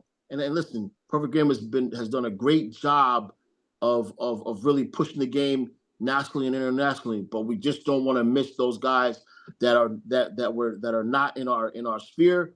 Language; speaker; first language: English; native; English